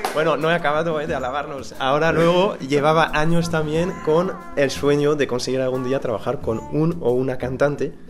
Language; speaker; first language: Spanish; non-native, fluent; French